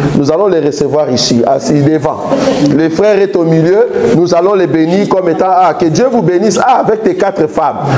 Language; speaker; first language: French; non-native, local second language; Lingala